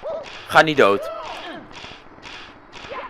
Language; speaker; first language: Dutch; native; Dutch